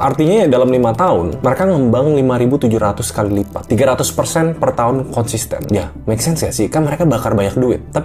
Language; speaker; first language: Indonesian; native; Indonesian